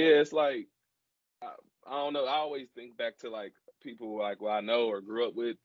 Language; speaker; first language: English; native; English